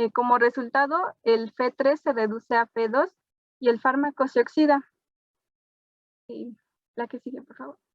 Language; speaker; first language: Spanish; native; Spanish